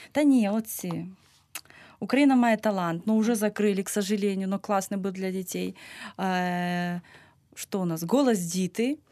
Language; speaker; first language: Russian; native; Russian